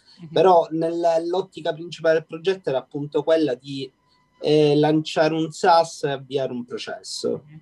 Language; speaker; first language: Italian; native; Italian